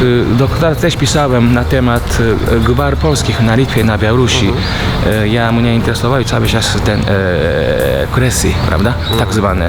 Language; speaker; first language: Polish; non-native, fluent; Japanese